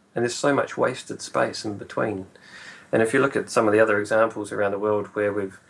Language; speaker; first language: English; native; English